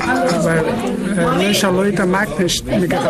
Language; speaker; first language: German; non-native, learner; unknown